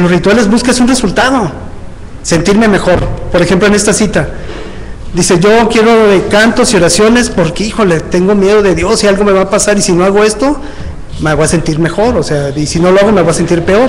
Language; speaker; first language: Spanish; native; Spanish